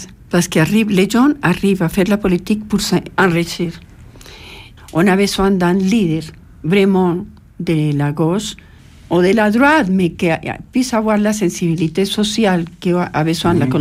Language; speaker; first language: French; non-native, fluent; Spanish